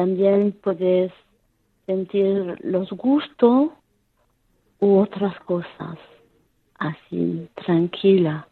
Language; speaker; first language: Spanish; non-native, fluent; French